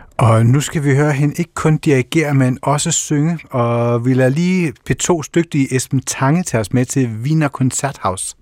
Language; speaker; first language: Danish; native; Danish